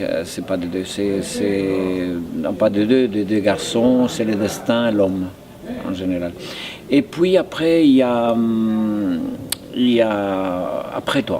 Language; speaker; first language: French; non-native, fluent; Spanish